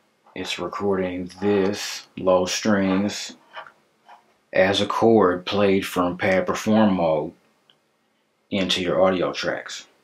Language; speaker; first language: English; native; English